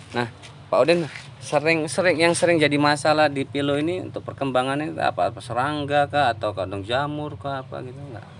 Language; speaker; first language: Indonesian; native; Indonesian